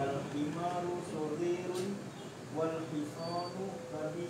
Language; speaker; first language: Arabic; non-native, learner; Indonesian